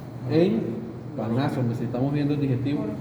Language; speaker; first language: Spanish; native; Spanish